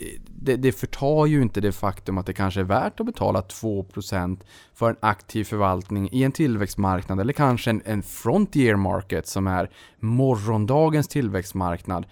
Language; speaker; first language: Swedish; native; Swedish